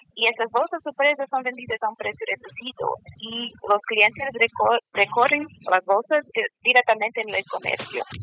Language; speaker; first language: Spanish; non-native, learner; Portuguese